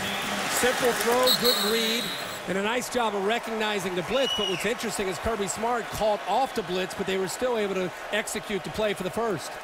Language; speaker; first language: English; native; English